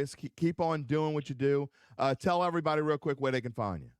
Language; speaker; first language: English; native; English